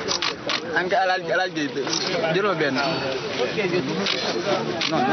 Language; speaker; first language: Italian; native; Italian